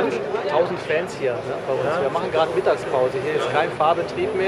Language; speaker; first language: German; native; German